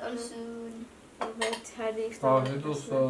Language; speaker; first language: Turkish; non-native, learner; Indonesian